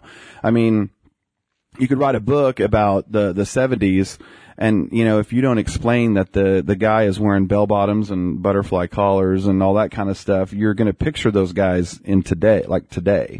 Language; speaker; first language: English; native; English